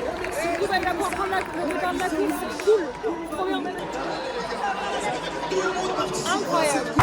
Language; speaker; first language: French; native; French